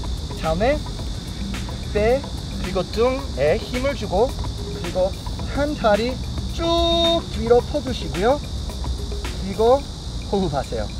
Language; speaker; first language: Korean; non-native, fluent; English